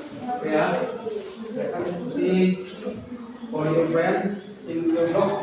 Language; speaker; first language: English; non-native, learner; Indonesian